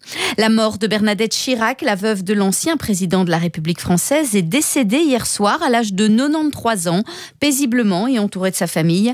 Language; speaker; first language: French; native; French